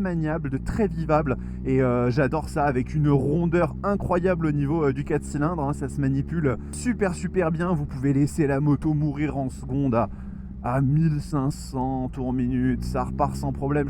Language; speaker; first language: French; native; French